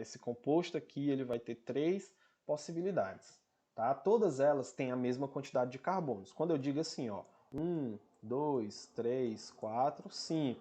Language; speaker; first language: Portuguese; native; Portuguese